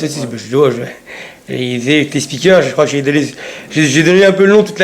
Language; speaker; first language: French; native; French